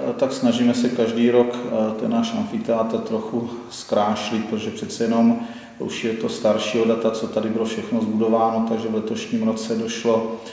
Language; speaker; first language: Czech; native; Czech